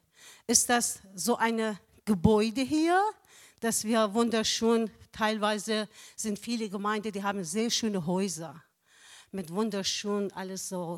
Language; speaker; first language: German; non-native, fluent; Persian